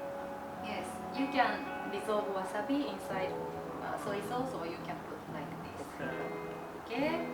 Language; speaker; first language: English; non-native, learner; Japanese